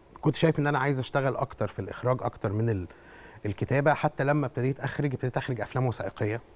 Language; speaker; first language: Arabic; native; Arabic